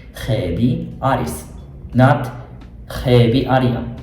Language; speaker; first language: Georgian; non-native, fluent; Japanese